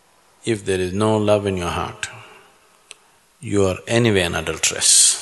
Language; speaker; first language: English; non-native, local second language; Kannada